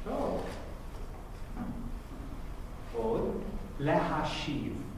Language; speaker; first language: Hebrew; non-native, fluent; English